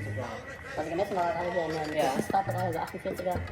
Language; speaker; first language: German; native; German